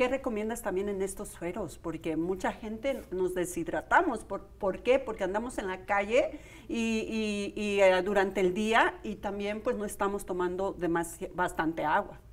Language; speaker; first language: Spanish; native; Spanish